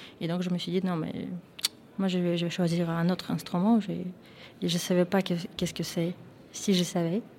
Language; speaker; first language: French; non-native, fluent; Russian